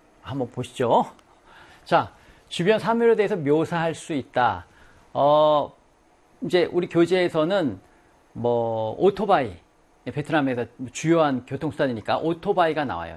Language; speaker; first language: Korean; native; Korean